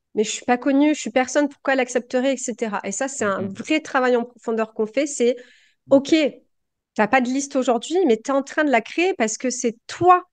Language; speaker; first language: French; native; French